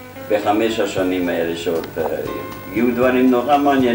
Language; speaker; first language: Hebrew; non-native, fluent; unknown